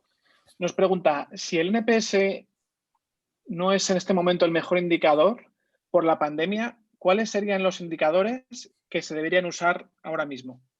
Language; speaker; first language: Spanish; native; Spanish